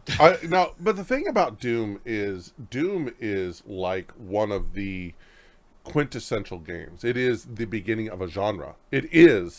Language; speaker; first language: English; native; English